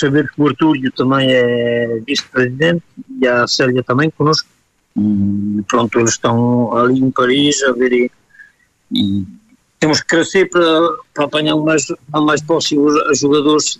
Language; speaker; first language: Portuguese; early bilingual, heritage; Portuguese